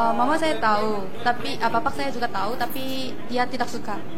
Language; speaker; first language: Indonesian; non-native, fluent; Korean